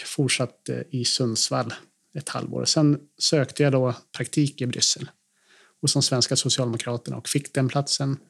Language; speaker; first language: Swedish; native; Swedish